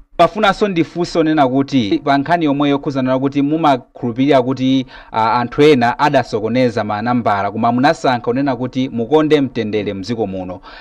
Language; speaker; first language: Nyanja; native; Nyanja